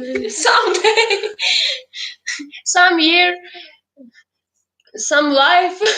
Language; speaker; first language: English; non-native, learner; Ukrainian